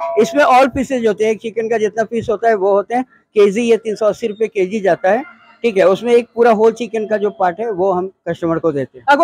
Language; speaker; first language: Hindi; native; Hindi